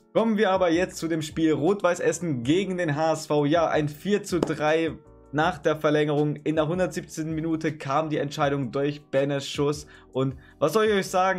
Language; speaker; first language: German; native; German